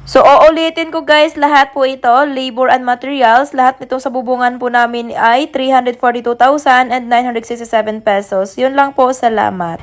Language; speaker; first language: Filipino; non-native, local second language; Cebuano